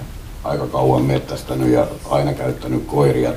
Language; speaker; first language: Finnish; native; Finnish